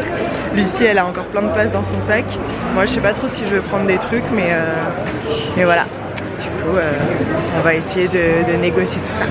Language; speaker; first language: French; native; French